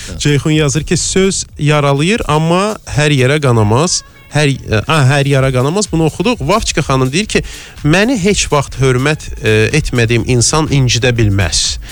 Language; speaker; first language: Azerbaijani; native; Azerbaijani